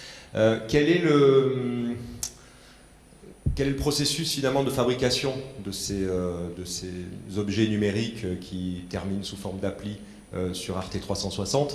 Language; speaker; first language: French; native; French